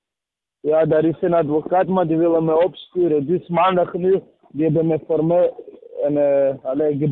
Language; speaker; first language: Dutch; non-native, fluent; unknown